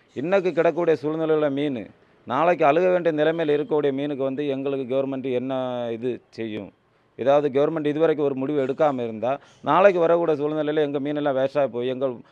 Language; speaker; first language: Tamil; native; Tamil